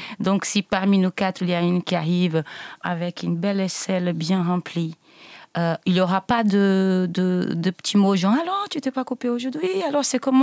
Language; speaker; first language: French; non-native, fluent; Portuguese